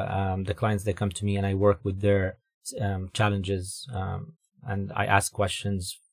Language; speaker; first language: English; non-native, fluent; Arabic